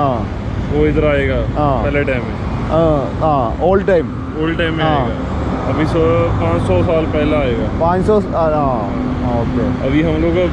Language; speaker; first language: Hindi; non-native, local second language; Punjabi